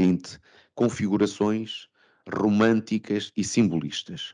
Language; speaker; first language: Portuguese; native; Portuguese